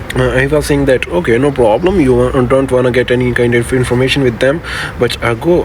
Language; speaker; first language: English; non-native, local second language; Urdu